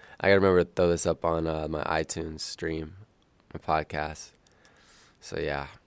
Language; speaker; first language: English; native; English